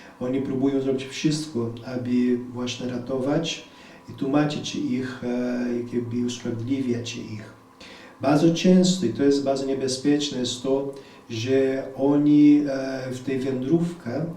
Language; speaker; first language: Polish; non-native, fluent; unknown